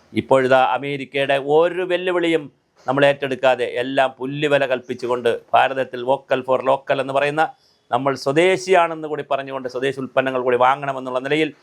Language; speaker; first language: Malayalam; native; Malayalam